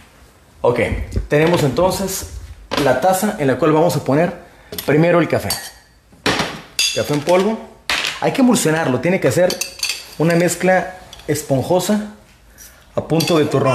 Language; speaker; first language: Spanish; native; Spanish